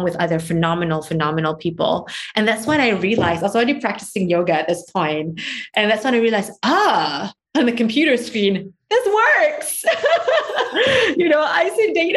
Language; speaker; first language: English; non-native, local second language; Malay